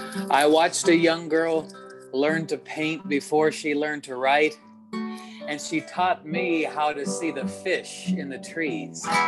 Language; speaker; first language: English; native; English